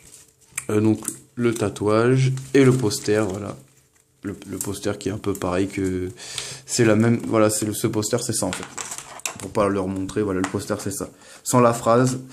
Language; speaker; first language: French; native; French